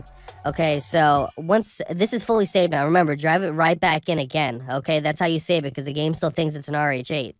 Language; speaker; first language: English; native; English